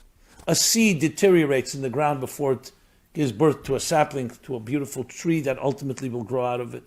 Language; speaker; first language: English; native; English